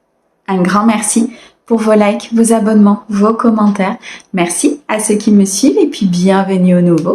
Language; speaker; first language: French; native; French